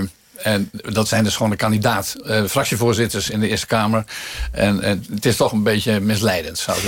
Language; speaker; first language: Dutch; native; Dutch